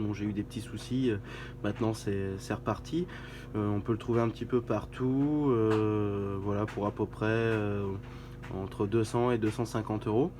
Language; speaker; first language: French; native; French